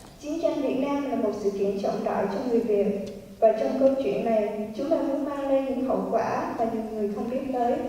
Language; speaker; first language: Vietnamese; early bilingual, heritage; Vietnamese